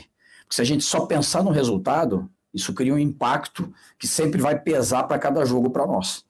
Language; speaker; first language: Portuguese; non-native, fluent; Spanish